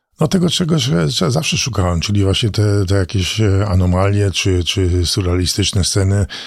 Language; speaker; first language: Polish; early bilingual, other home language; English